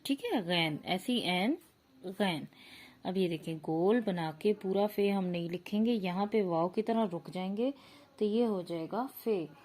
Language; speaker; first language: Urdu; native; Urdu